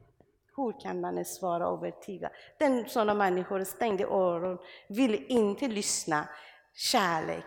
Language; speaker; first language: Swedish; non-native, learner; Persian